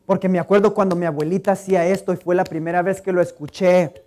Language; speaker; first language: Spanish; early bilingual, heritage; Spanish